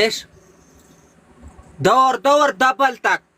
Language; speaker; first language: Arabic; non-native, learner; Pashto